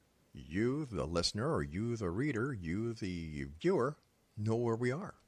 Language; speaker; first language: English; native; English